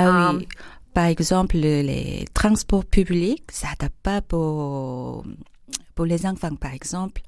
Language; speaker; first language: French; non-native, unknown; Korean